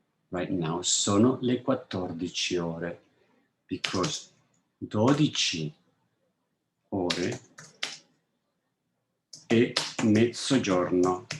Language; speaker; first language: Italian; non-native, fluent; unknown